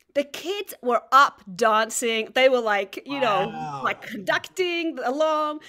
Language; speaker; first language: English; native; English